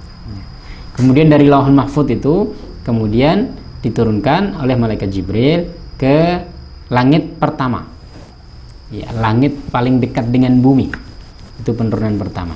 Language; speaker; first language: Indonesian; native; Indonesian